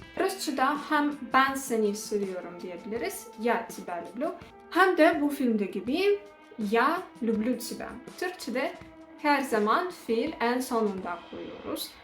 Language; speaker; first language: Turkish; non-native, fluent; Russian